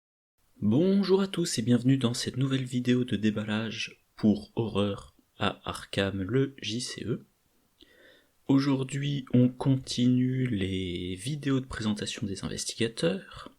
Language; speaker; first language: French; native; French